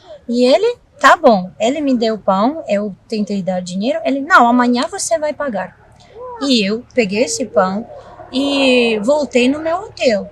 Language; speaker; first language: Portuguese; non-native, fluent; Russian